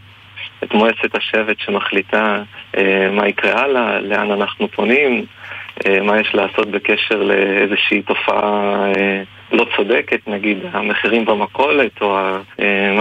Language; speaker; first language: Hebrew; native; Hebrew